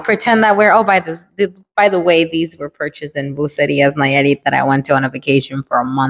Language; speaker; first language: English; early bilingual, other home language; Spanish